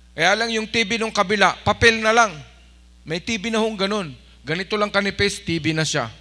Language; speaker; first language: Filipino; non-native, local second language; Iloko